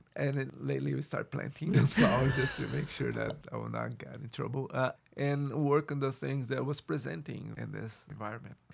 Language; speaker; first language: English; non-native, fluent; Portuguese